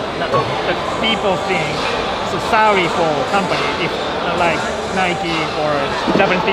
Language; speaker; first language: English; non-native, learner; Japanese